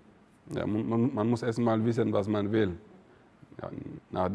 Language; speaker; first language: German; non-native, fluent; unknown